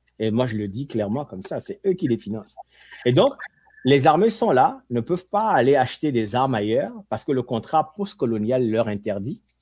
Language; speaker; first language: French; non-native, local second language; Ewe